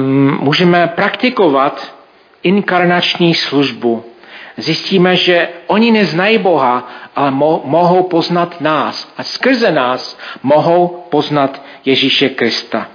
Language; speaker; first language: Czech; non-native, fluent; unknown